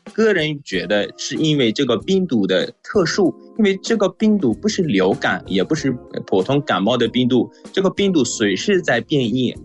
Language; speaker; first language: Chinese; non-native, fluent; Persian